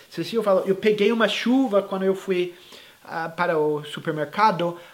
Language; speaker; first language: Portuguese; non-native, fluent; English